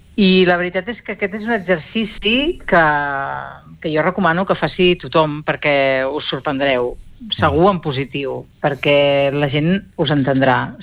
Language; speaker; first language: Catalan; native; Catalan